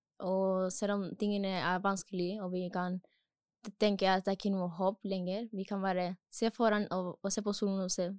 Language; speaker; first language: Norwegian; non-native, learner; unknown